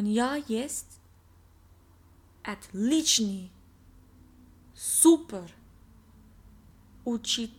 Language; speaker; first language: Russian; non-native, learner; English